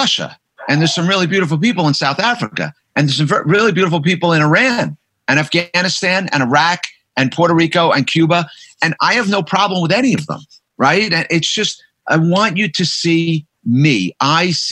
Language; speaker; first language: English; native; English